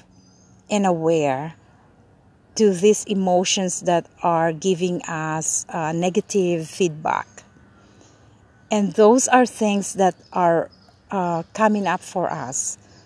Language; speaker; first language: English; non-native, local second language; Filipino